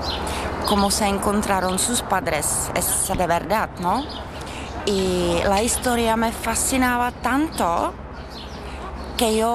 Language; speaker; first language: Spanish; non-native, learner; Czech